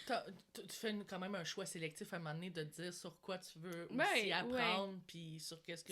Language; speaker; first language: French; native; French